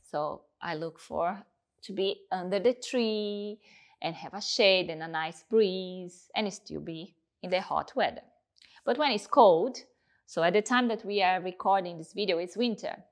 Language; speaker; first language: English; non-native, fluent; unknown